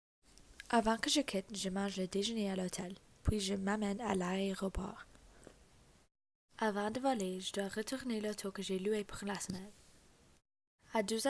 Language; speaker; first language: French; non-native, learner; English